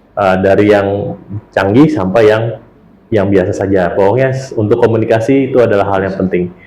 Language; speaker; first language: Indonesian; native; Indonesian